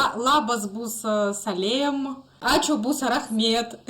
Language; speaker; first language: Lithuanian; non-native, learner; Russian